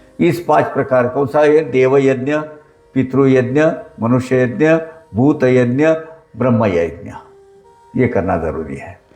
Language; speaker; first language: Hindi; non-native, local second language; Marathi